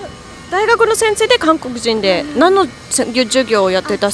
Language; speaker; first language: Japanese; non-native, fluent; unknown